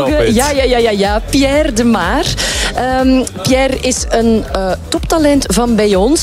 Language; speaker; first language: Dutch; native; Dutch